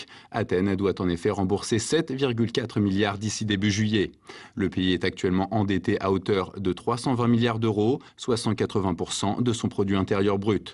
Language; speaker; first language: French; native; French